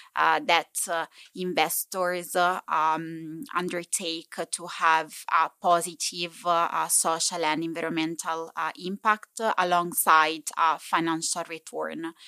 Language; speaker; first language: English; non-native, fluent; Italian